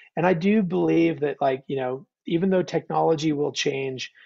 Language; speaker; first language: English; native; English